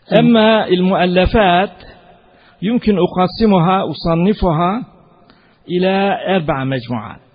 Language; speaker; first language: Arabic; non-native, fluent; Turkish